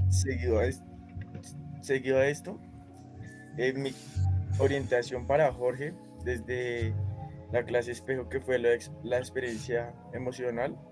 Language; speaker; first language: Spanish; native; Spanish